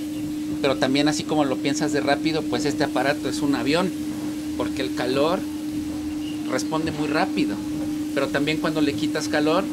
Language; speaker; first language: Spanish; native; Spanish